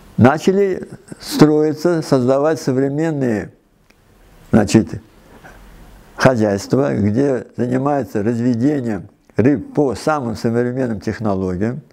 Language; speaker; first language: Russian; non-native, local second language; Uzbek